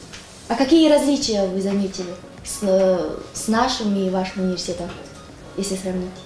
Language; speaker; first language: Russian; non-native, local second language; Kazakh